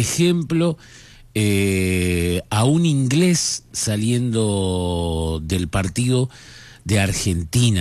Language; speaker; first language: Spanish; native; Spanish